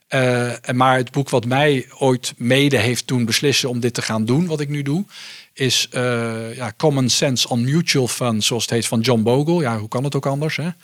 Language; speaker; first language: Dutch; early bilingual, heritage; Dutch